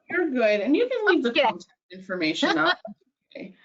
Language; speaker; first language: English; native; English